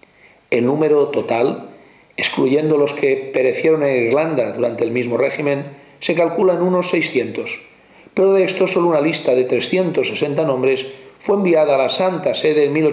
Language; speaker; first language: Spanish; native; Spanish